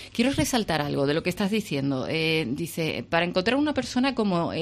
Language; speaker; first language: Spanish; native; Spanish